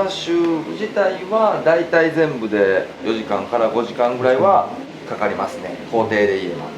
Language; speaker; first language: Japanese; native; Japanese